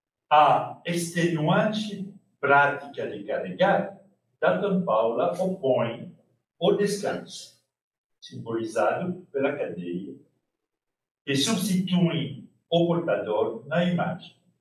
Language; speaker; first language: Portuguese; non-native, fluent; French